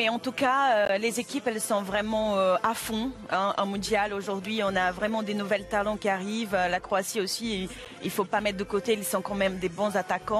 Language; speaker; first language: French; non-native, fluent; Portuguese